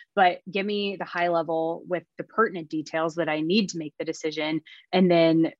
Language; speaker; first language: English; native; English